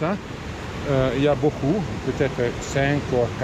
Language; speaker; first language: French; non-native, learner; Italian